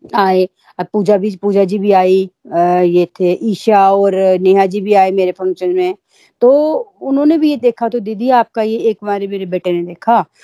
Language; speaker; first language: Hindi; native; Hindi